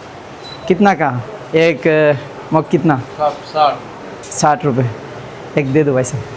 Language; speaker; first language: Hindi; non-native, learner; Bangla